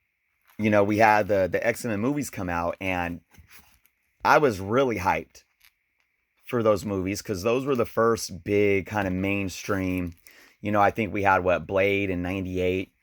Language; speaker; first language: English; native; English